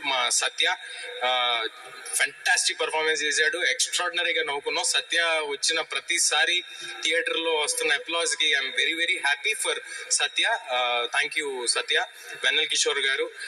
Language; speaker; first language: Telugu; native; Telugu